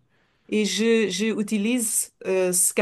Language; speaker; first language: French; non-native, learner; Portuguese